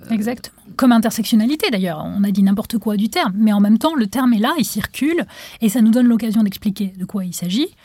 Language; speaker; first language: French; non-native, local second language; Arabic